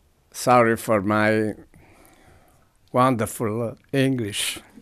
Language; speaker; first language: English; non-native, learner; Italian